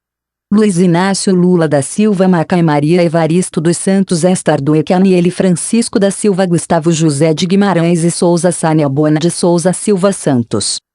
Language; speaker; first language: Portuguese; native; Portuguese